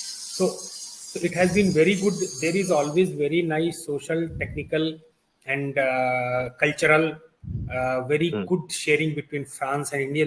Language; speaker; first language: English; non-native, local second language; Hindi